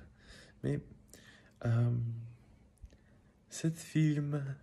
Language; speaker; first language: French; non-native, learner; English